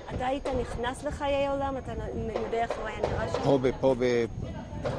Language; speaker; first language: Hebrew; native; Hebrew